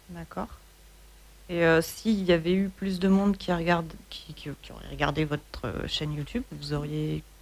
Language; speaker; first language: French; native; French